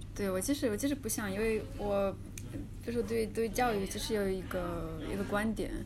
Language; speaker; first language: Chinese; non-native, fluent; Russian